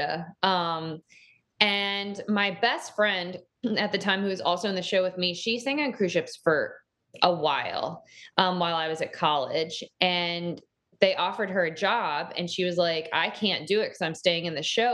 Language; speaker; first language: English; native; English